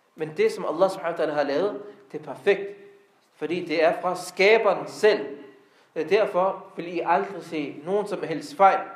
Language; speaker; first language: Danish; early bilingual, other home language; Arabic